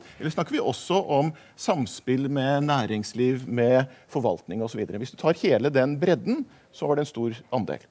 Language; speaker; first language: Norwegian; native; Norwegian